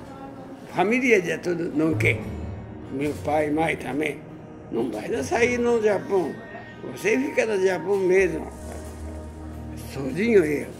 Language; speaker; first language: Portuguese; non-native, learner; Japanese